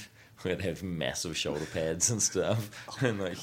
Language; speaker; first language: English; native; English